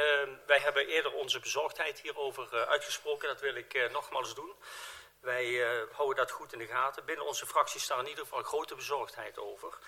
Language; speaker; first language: Dutch; native; Dutch